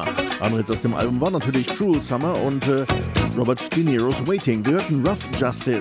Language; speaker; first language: German; native; German